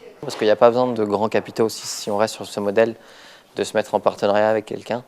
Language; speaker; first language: French; native; French